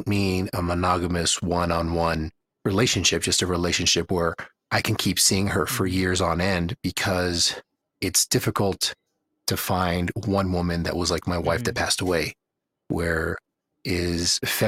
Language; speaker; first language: English; native; English